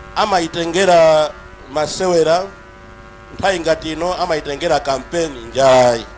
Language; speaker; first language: Nyanja; native; Nyanja